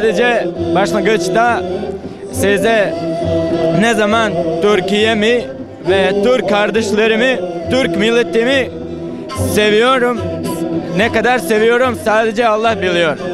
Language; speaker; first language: Turkish; non-native, learner; Bosnian